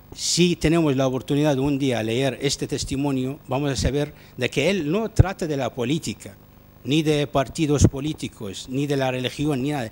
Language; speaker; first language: Spanish; non-native, fluent; Arabic